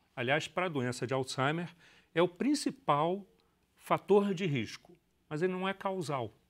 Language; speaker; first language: Portuguese; native; Portuguese